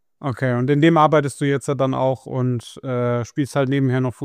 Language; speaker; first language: German; native; German